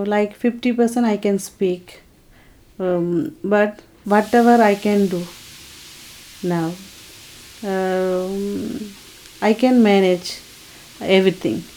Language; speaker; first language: English; non-native, learner; Tamil